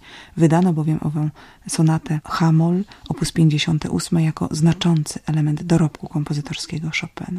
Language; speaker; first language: Polish; native; Polish